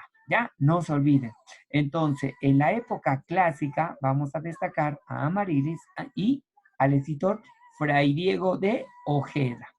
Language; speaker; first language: Spanish; native; Spanish